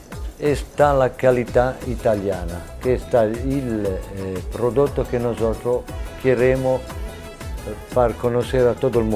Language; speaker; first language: Spanish; non-native, learner; Italian